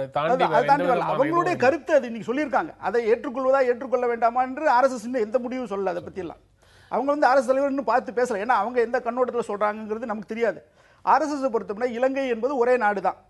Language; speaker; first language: Tamil; native; Tamil